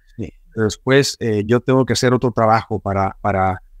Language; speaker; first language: Spanish; native; Spanish